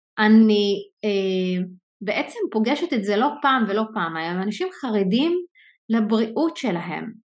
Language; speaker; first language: Hebrew; non-native, local second language; Arabic